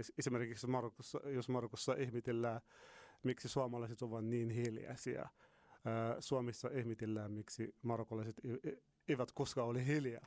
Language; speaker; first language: Finnish; non-native, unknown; Arabic